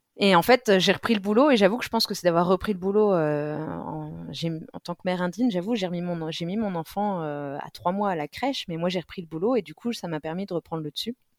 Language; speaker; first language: French; native; French